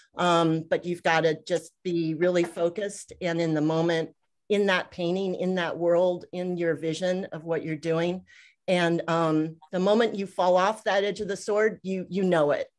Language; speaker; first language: English; native; English